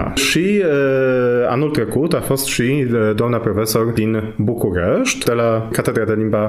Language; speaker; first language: Romanian; non-native, fluent; Polish